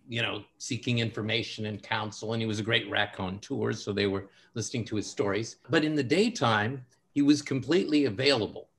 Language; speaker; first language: English; native; English